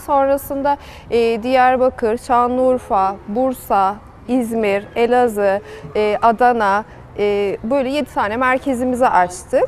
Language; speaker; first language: Turkish; native; Turkish